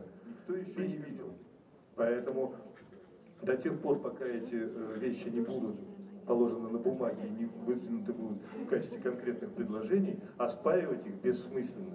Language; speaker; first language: Russian; native; Russian